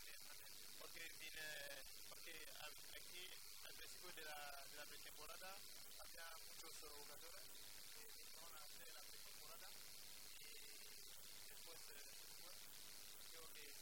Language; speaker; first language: Spanish; non-native, fluent; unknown